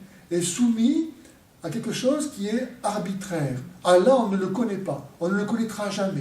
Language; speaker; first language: French; native; French